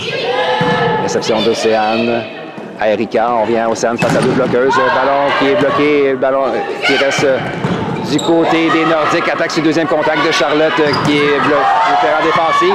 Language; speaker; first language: French; native; French